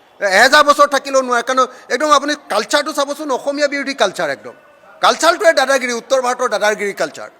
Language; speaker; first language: Assamese; native; Assamese